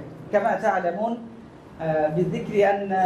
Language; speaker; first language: Arabic; non-native, fluent; Bangla